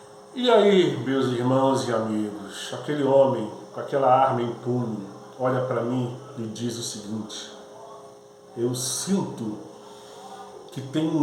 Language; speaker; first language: Portuguese; native; Portuguese